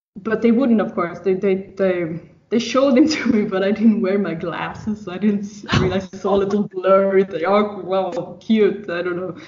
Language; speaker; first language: English; non-native, fluent; Swedish